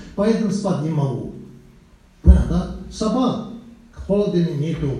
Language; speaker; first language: Russian; non-native, learner; Tibetan